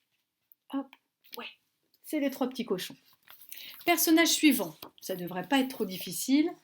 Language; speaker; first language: French; native; French